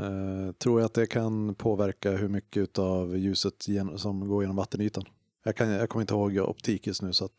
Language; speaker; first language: Swedish; native; Swedish